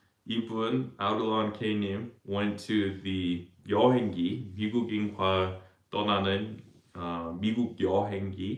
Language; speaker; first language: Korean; non-native, fluent; English